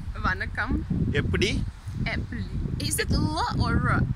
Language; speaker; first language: English; non-native, fluent; Russian